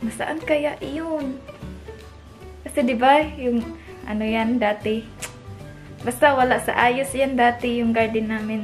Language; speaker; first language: Filipino; non-native, local second language; Cebuano